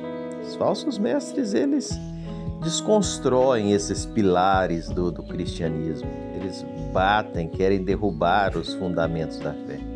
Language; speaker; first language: Portuguese; native; Portuguese